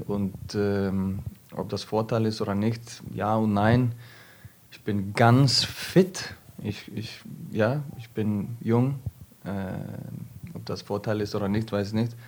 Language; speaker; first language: German; non-native, learner; Icelandic